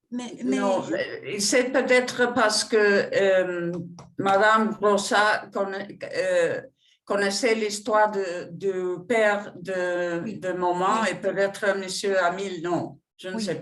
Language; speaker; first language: French; non-native, fluent; Spanish